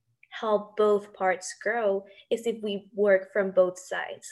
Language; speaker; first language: English; non-native, fluent; Spanish